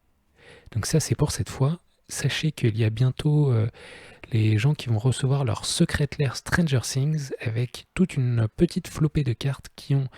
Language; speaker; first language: French; native; French